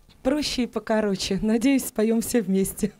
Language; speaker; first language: Russian; native; Russian